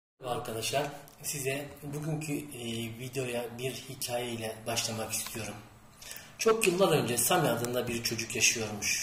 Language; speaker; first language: Turkish; native; Turkish